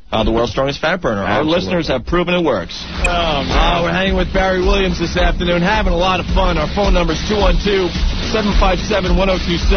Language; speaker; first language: English; native; English